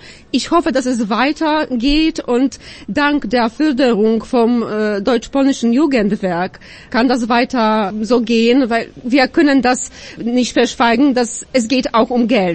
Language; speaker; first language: German; non-native, fluent; Polish